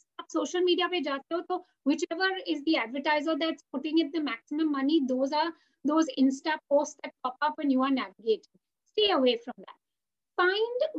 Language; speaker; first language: English; non-native, local second language; Hindi